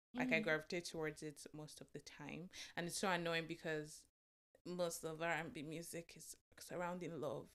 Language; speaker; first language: English; non-native, local second language; Yoruba